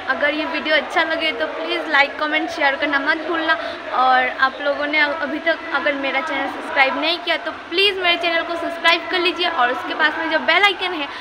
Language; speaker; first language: Hindi; non-native, local second language; Bangla